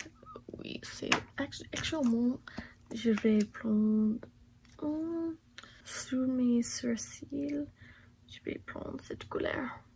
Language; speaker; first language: French; non-native, learner; English